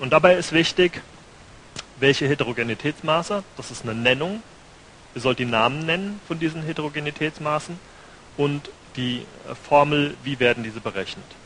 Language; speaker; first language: German; native; German